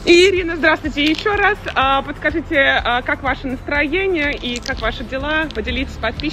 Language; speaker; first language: Russian; native; Russian